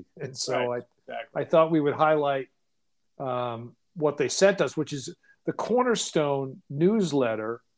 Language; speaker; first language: English; native; English